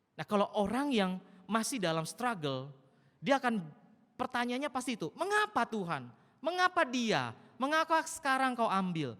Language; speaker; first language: Indonesian; native; Indonesian